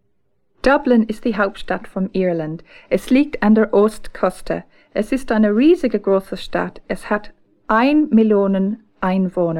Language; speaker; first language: German; non-native, fluent; English